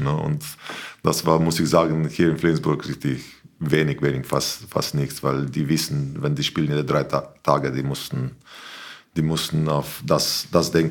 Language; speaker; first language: German; non-native, learner; Slovenian